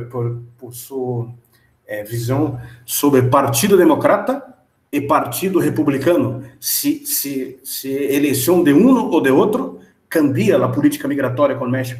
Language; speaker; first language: Spanish; non-native, fluent; Portuguese